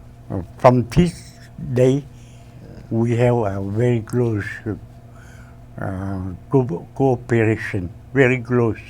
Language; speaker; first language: English; non-native, learner; Vietnamese